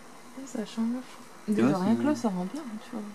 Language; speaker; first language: French; native; French